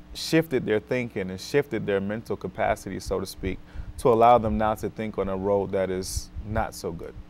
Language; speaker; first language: English; native; English